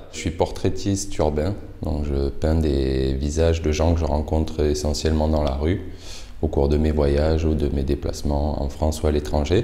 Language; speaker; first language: French; native; French